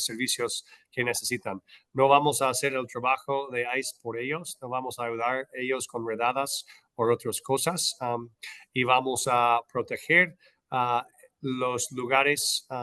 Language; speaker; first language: Spanish; non-native, learner; English